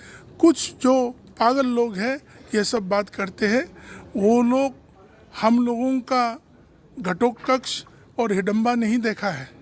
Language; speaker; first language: Hindi; non-native, local second language; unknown